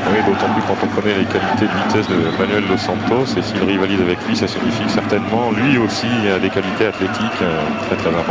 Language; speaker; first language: French; native; French